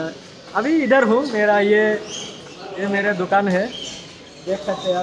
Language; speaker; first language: Hindi; non-native, fluent; Bangla